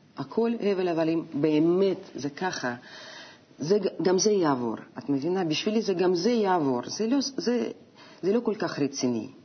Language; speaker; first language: Hebrew; non-native, fluent; Russian